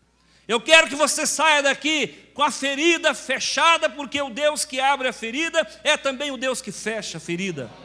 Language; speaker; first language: Portuguese; native; Portuguese